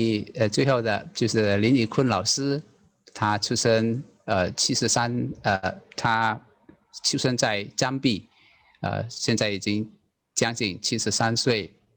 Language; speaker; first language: Chinese; non-native, learner; Indonesian